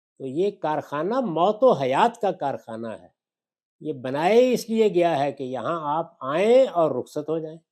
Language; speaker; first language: Urdu; non-native, local second language; Punjabi